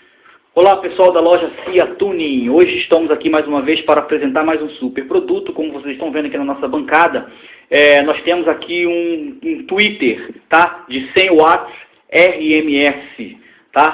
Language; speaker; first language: Portuguese; native; Portuguese